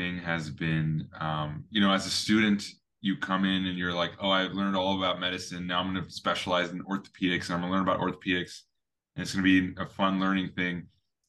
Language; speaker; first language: English; native; English